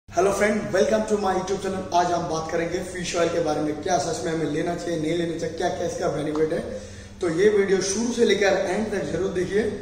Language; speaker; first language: Hindi; non-native, local second language; Bangla